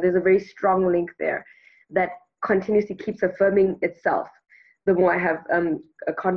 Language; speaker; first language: English; non-native, local second language; Tswana